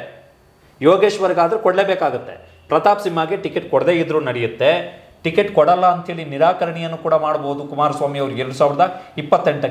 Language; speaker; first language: Kannada; native; Kannada